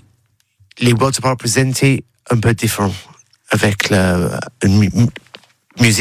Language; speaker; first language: French; non-native, learner; English